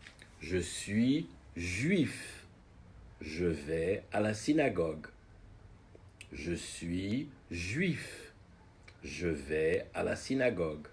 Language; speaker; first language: French; non-native, fluent; Portuguese